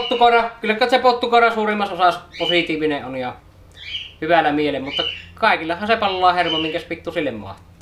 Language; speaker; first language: Finnish; native; Finnish